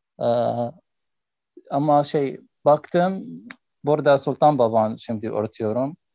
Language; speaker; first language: Turkish; non-native, learner; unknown